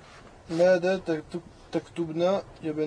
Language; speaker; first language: Arabic; non-native, learner; French